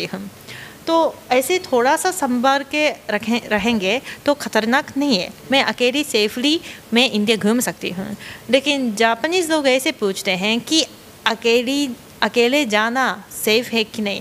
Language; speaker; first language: Hindi; non-native, fluent; Japanese